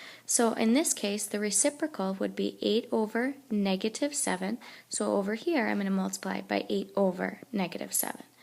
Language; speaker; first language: English; native; English